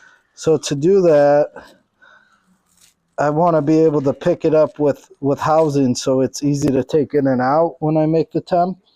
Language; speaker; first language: English; native; English